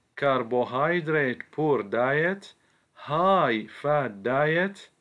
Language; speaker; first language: English; non-native, fluent; Arabic